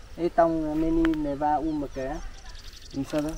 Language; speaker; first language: Portuguese; non-native, learner; Vietnamese